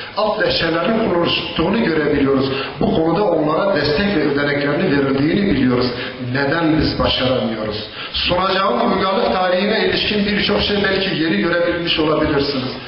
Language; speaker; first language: Turkish; non-native, local second language; Zaza